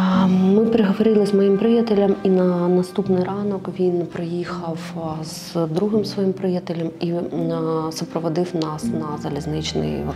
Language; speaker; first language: Ukrainian; non-native, local second language; Russian